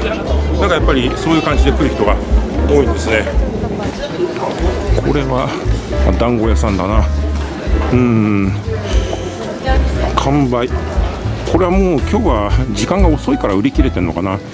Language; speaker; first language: Japanese; native; Japanese